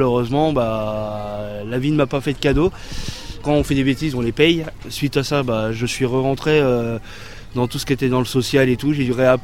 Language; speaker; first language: French; native; French